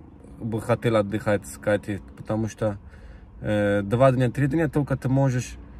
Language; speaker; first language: Russian; non-native, learner; Turkish